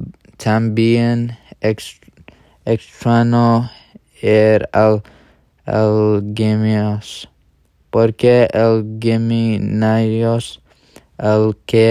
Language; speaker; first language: Spanish; non-native, learner; English